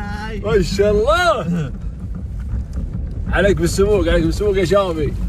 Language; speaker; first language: Arabic; native; Arabic